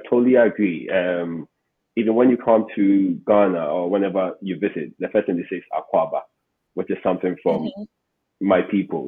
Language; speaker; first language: English; non-native, local second language; Akan